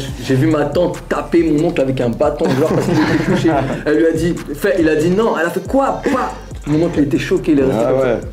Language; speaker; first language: French; early bilingual, other home language; Arabic